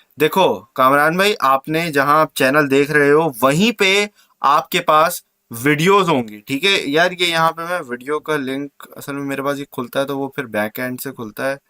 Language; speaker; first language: Urdu; native; Urdu